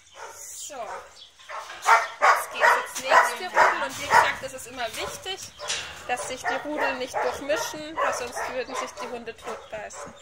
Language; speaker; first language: German; native; German